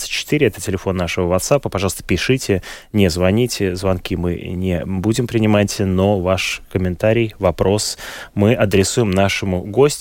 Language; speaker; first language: Russian; native; Russian